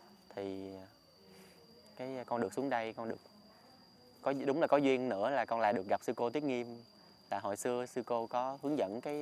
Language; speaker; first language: Vietnamese; native; Vietnamese